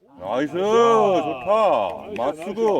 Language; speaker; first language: Japanese; non-native, fluent; Korean